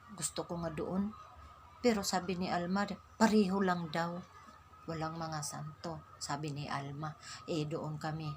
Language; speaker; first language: Filipino; non-native, local second language; Waray